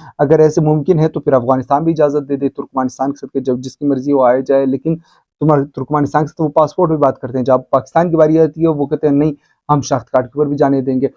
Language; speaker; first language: Urdu; non-native, local second language; Pashto